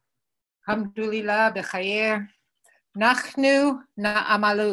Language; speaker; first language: Arabic; non-native, learner; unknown